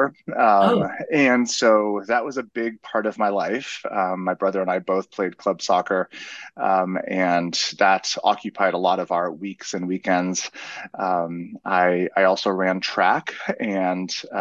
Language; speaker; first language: English; native; English